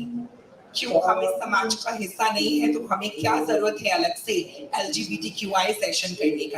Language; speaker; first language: Hindi; native; Hindi